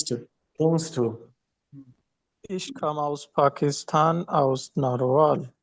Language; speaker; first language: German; non-native, learner; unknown